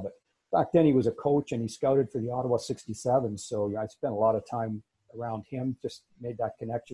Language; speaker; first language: English; native; English